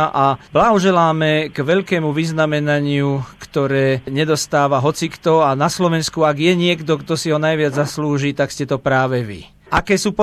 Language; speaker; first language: Slovak; native; Slovak